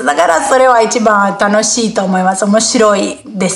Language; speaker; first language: Japanese; non-native, fluent; Italian